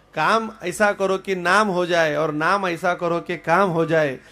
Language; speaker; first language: Hindi; non-native, local second language; Marathi